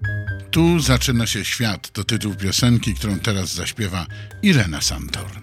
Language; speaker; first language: Polish; native; Polish